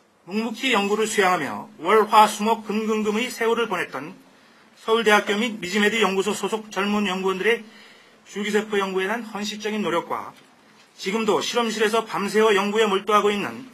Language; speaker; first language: Korean; native; Korean